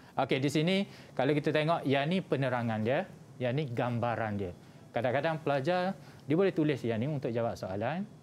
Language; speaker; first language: Malay; native; Malay